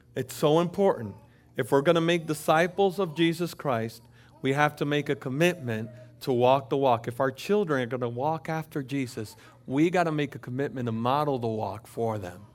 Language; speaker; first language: English; native; English